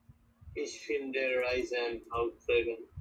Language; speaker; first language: German; non-native, learner; Bangla